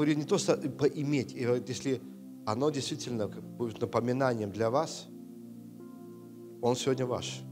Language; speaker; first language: Russian; native; Russian